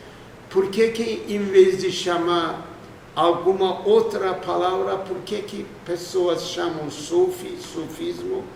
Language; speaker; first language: Portuguese; non-native, fluent; Turkish